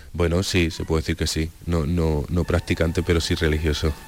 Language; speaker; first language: Spanish; native; Spanish